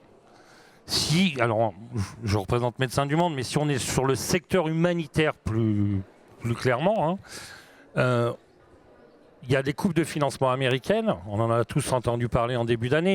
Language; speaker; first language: French; native; French